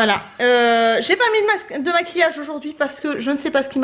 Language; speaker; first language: French; native; French